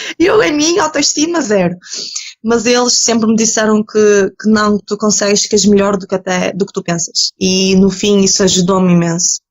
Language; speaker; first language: Portuguese; early bilingual, other home language; Ukrainian